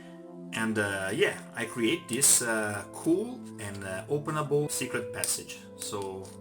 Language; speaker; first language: English; non-native, fluent; Italian